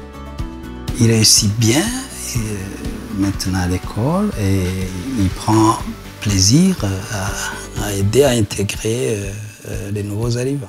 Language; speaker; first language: French; non-native, local second language; Rundi